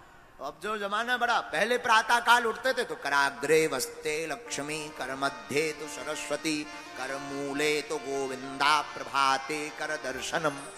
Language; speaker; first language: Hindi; native; Hindi